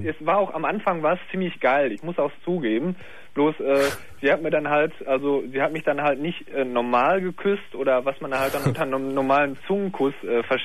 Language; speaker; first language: German; native; German